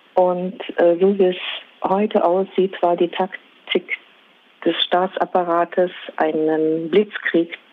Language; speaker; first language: German; non-native, fluent; Russian